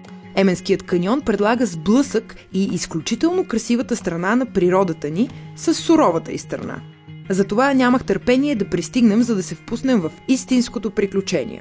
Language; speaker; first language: Bulgarian; native; Bulgarian